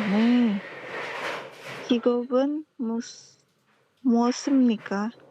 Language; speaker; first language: Korean; non-native, learner; Indonesian